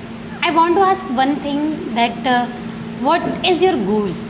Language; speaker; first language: English; non-native, learner; Hindi